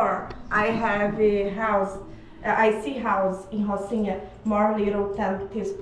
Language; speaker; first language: English; non-native, learner; Portuguese